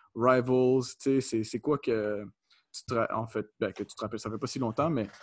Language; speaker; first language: French; native; French